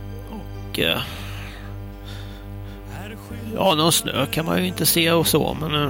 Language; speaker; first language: Swedish; native; Swedish